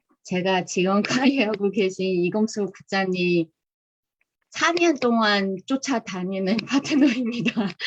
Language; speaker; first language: Korean; non-native, fluent; Chinese